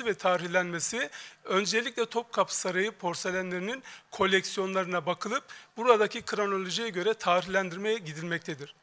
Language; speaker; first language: Turkish; native; Turkish